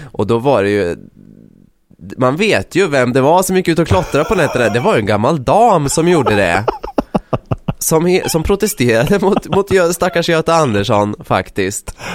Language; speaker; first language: Swedish; native; Swedish